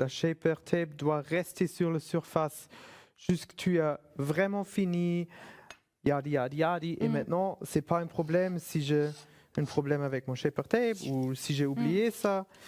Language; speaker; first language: French; non-native, fluent; German